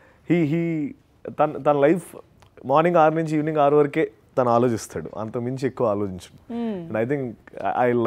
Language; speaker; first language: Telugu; native; Telugu